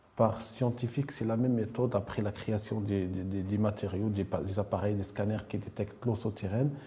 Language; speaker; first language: French; non-native, local second language; Arabic